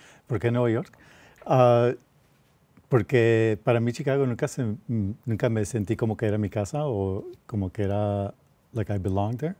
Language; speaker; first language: Spanish; early bilingual, heritage; Spanish